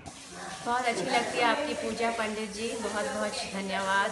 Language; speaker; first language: Hindi; native; Hindi